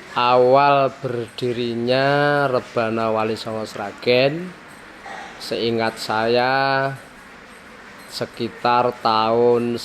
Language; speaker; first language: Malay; non-native, local second language; Javanese